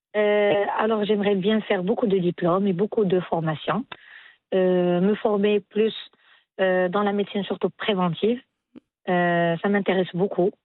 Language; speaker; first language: French; non-native, local second language; Arabic